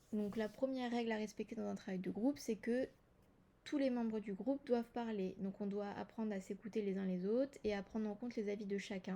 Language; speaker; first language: French; native; French